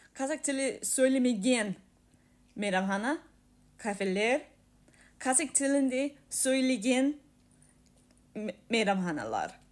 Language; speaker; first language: Kazakh; non-native, learner; English